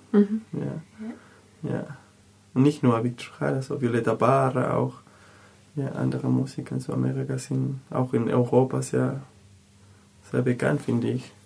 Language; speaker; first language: German; non-native, learner; Spanish